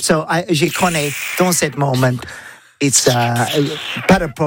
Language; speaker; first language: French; non-native, learner; English